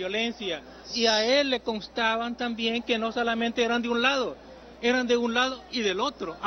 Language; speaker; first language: Spanish; native; Spanish